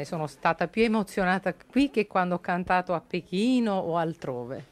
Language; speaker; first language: Italian; native; Italian